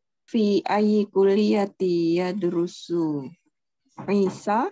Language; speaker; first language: Arabic; non-native, learner; Indonesian